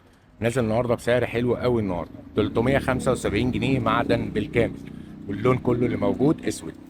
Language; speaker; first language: Arabic; native; Arabic